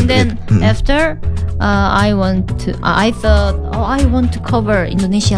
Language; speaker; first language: English; non-native, learner; Korean